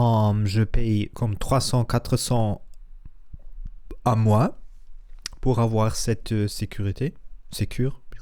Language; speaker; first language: French; non-native, learner; Spanish